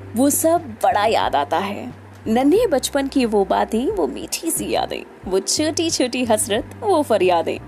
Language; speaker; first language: Hindi; native; Hindi